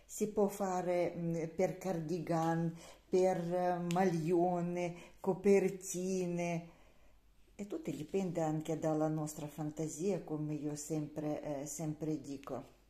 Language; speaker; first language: Italian; non-native, learner; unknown